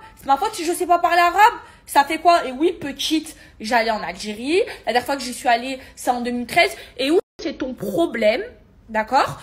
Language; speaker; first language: French; native; French